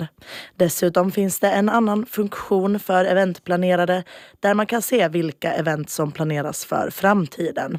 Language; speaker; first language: Swedish; native; Swedish